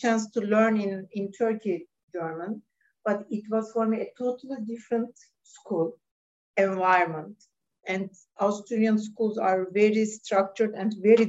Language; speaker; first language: English; non-native, fluent; Turkish